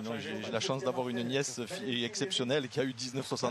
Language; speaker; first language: French; native; French